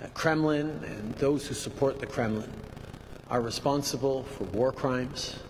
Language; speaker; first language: English; early bilingual, other home language; French